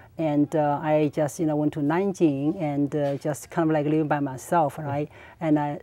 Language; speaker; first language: English; non-native, learner; Chinese